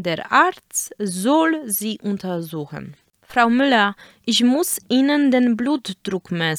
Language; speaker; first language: German; non-native, fluent; Polish